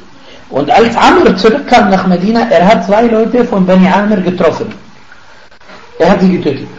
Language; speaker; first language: German; non-native, fluent; Arabic